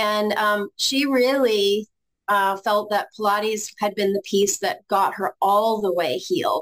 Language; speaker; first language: English; native; English